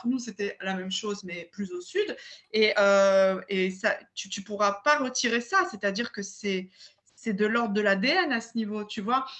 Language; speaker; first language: French; early bilingual, other home language; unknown